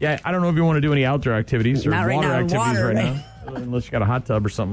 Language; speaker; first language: English; native; English